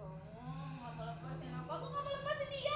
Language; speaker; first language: Indonesian; native; Indonesian